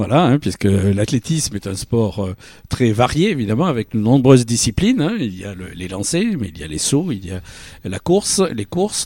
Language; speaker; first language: French; native; French